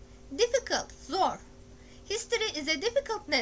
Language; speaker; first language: English; non-native, fluent; Turkish